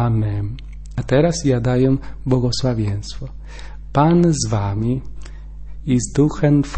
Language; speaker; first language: Polish; non-native, learner; Spanish